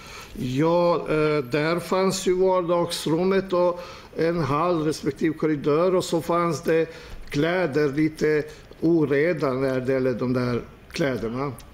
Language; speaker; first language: Swedish; non-native, fluent; Albanian